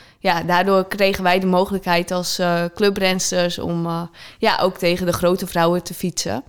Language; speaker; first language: Dutch; native; Dutch